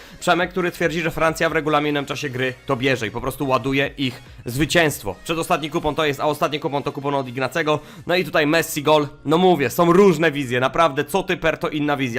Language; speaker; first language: Polish; native; Polish